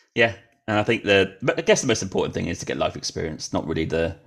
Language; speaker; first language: English; native; English